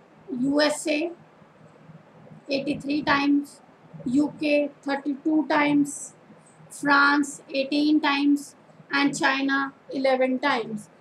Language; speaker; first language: English; non-native, local second language; Punjabi